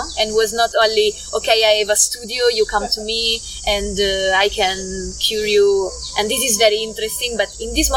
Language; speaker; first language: English; non-native, fluent; Italian